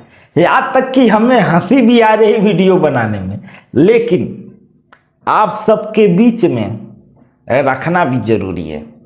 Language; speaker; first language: Hindi; native; Hindi